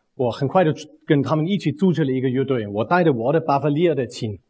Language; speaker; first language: Chinese; non-native, fluent; German